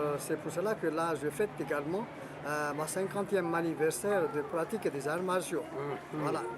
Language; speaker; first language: French; non-native, local second language; Malagasy